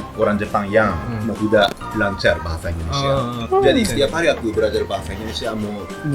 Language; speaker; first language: Indonesian; non-native, learner; Japanese